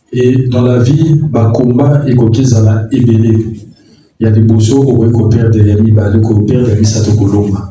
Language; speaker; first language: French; non-native, local second language; Lingala